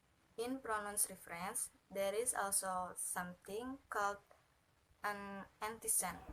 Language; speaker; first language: English; non-native, learner; Indonesian